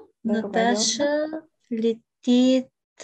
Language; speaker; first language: Russian; non-native, learner; Bulgarian